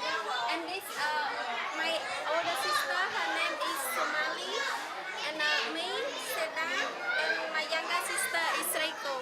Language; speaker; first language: English; non-native, learner; Khmer